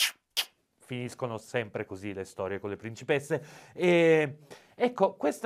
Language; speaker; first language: Italian; native; Italian